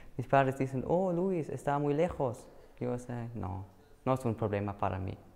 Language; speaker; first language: Spanish; non-native, learner; German